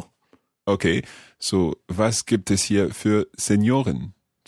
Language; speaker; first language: German; non-native, learner; English